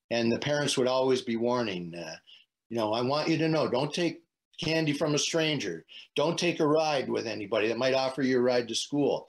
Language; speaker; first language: English; native; English